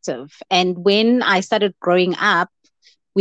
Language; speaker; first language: English; non-native, local second language; Zulu